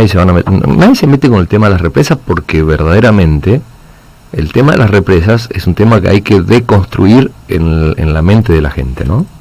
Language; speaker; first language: Spanish; native; Spanish